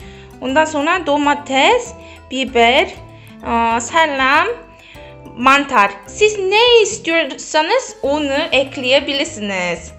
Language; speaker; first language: Turkish; non-native, fluent; Korean